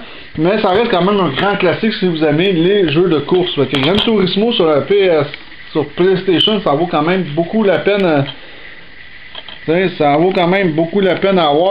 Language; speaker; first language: French; native; French